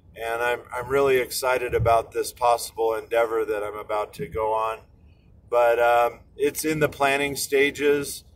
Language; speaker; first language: English; native; English